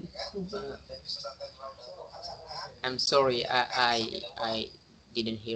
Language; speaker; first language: English; non-native, learner; Indonesian